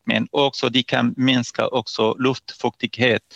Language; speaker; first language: Swedish; non-native, fluent; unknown